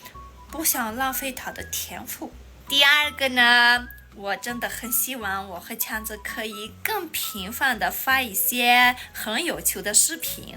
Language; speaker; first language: Chinese; non-native, fluent; Armenian